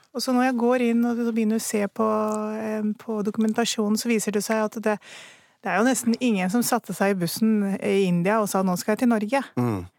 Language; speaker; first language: Norwegian; early bilingual, other home language; Urdu